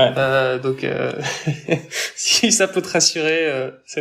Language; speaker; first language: French; native; French